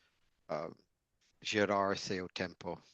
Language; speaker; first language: Portuguese; non-native, learner; English